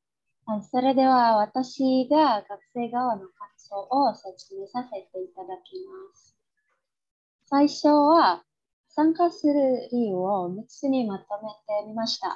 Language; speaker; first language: Japanese; non-native, fluent; Indonesian